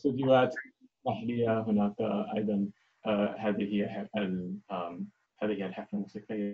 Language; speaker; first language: Arabic; non-native, learner; English